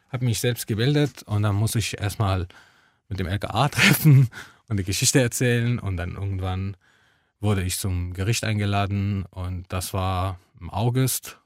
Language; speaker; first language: German; non-native, fluent; Arabic